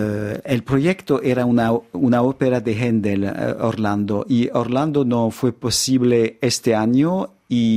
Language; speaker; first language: Spanish; non-native, fluent; French